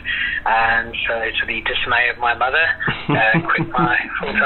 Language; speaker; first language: English; native; English